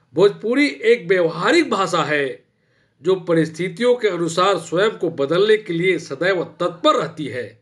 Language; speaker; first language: Hindi; non-native, local second language; Bhojpuri